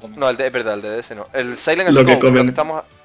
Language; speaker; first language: Spanish; native; Spanish